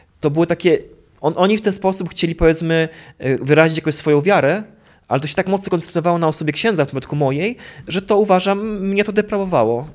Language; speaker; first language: Polish; native; Polish